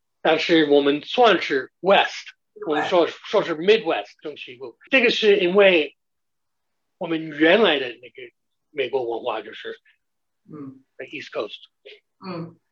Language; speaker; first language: Chinese; non-native, fluent; English